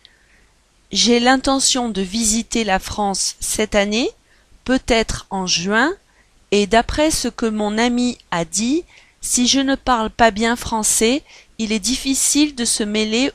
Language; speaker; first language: French; non-native, learner; Chinese